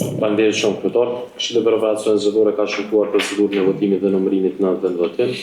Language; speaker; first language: Albanian; native; Albanian